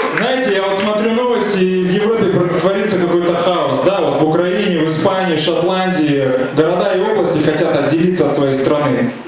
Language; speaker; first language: Russian; native; Russian